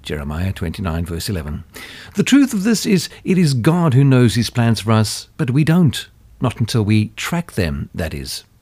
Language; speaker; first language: English; native; English